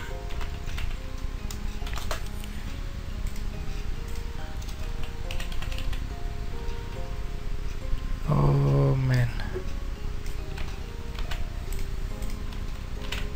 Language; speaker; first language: Swedish; non-native, learner; Vietnamese